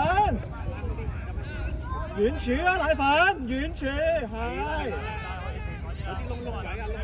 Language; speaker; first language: Chinese; native; Chinese